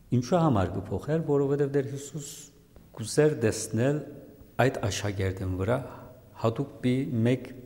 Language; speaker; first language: Armenian; native; Armenian